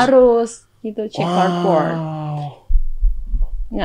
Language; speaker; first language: Indonesian; non-native, fluent; Thai